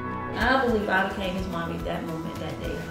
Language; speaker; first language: English; native; English